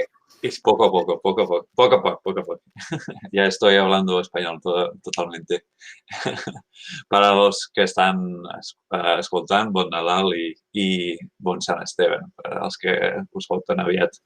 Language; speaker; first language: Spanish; non-native, fluent; English